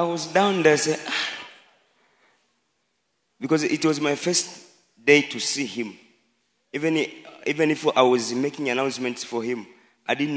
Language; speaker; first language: English; non-native, local second language; Swahili